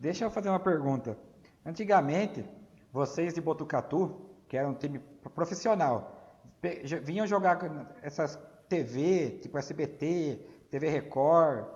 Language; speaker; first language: Portuguese; native; Portuguese